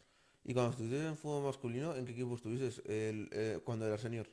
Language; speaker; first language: Spanish; native; Spanish